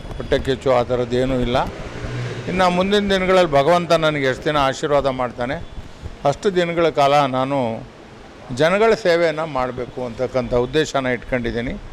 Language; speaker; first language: Kannada; non-native, local second language; Marathi